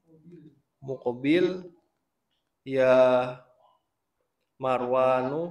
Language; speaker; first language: Arabic; non-native, learner; Indonesian